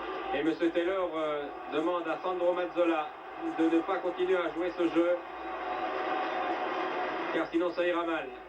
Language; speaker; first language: French; native; French